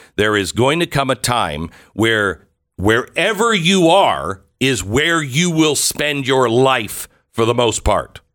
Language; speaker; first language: English; native; English